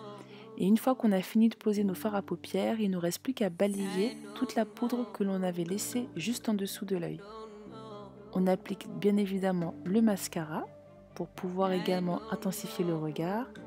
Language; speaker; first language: French; native; French